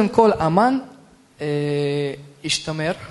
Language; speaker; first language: Hebrew; non-native, fluent; Russian